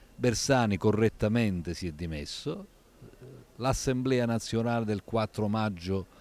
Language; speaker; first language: Italian; native; Italian